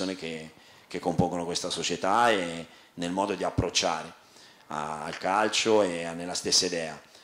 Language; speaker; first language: Italian; native; Italian